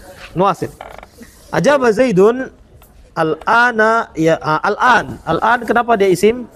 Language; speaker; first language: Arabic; non-native, fluent; Indonesian